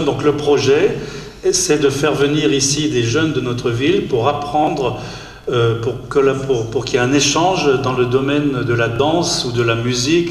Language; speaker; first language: French; native; French